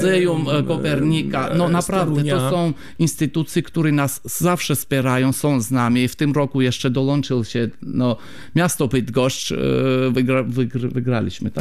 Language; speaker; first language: Polish; non-native, fluent; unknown